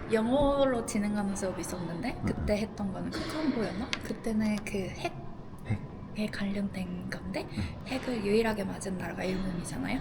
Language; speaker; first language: Korean; non-native, fluent; Japanese